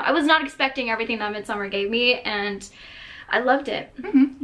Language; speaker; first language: English; native; English